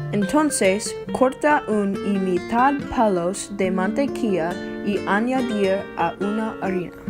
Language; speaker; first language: Spanish; non-native, learner; English